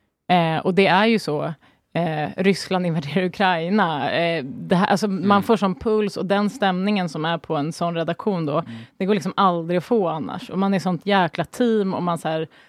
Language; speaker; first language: Swedish; native; Swedish